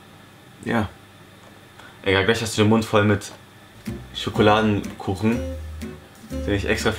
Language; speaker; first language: German; native; German